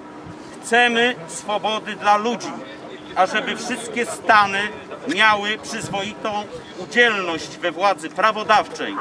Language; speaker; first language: Polish; native; Polish